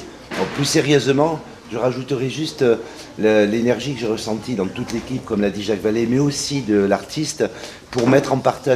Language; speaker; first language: French; native; French